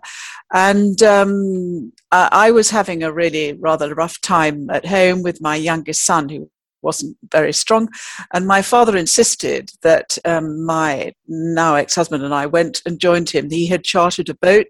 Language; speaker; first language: English; native; English